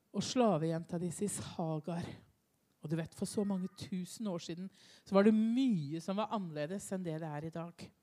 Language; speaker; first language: Norwegian; native; Norwegian